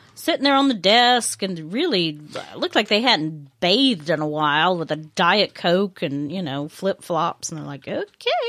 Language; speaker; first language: English; native; English